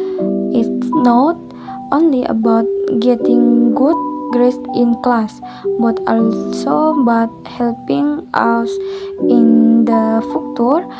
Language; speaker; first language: English; non-native, learner; Indonesian